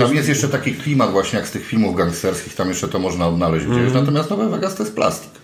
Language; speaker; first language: Polish; native; Polish